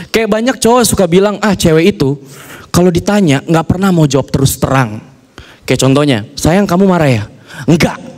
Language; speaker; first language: Indonesian; native; Indonesian